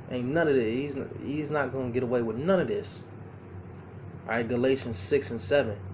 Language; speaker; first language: English; native; English